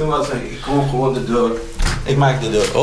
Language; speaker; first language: Dutch; non-native, learner; Arabic